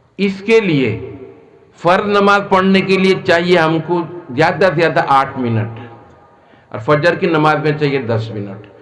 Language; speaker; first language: Urdu; non-native, local second language; Assamese